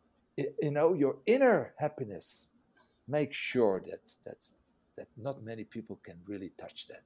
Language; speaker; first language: English; non-native, fluent; Dutch